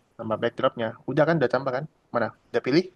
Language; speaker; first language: Indonesian; native; Indonesian